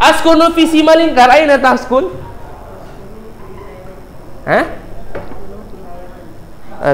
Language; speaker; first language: Arabic; non-native, fluent; Indonesian